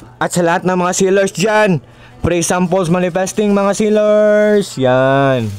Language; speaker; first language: Filipino; non-native, local second language; Cebuano